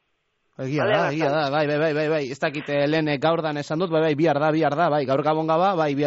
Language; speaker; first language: Basque; native; Basque